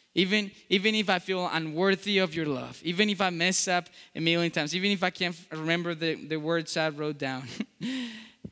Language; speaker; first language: English; non-native, fluent; Spanish